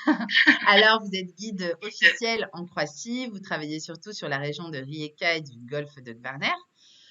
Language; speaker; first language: French; native; French